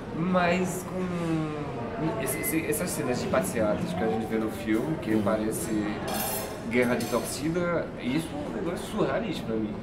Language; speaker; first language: Portuguese; non-native, fluent; French